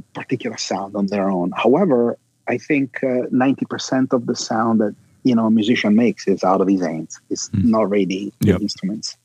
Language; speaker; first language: English; non-native, fluent; Italian